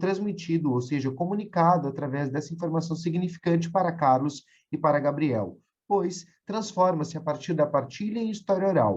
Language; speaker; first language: Portuguese; native; Portuguese